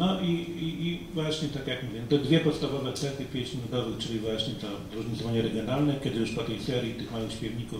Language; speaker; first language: Polish; native; Polish